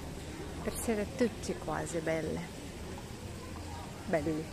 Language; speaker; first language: Italian; non-native, learner; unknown